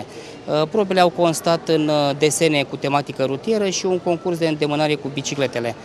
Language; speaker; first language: Romanian; native; Romanian